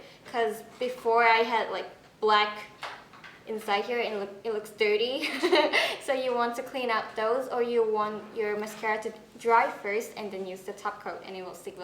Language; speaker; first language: English; non-native, fluent; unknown